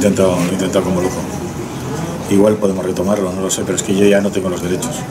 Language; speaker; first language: Spanish; native; Spanish